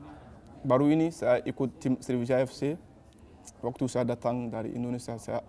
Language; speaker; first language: Indonesian; non-native, learner; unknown